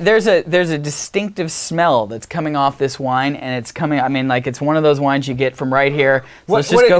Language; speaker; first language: English; native; English